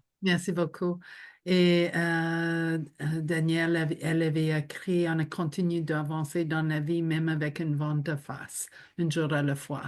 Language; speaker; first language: French; non-native, local second language; English